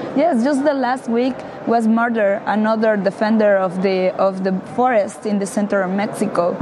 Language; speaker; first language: English; non-native, learner; Spanish